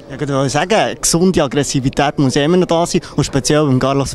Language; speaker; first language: German; native; German